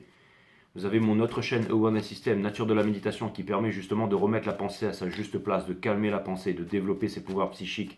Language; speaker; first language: French; native; French